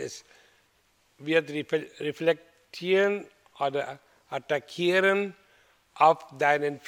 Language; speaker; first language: German; non-native, fluent; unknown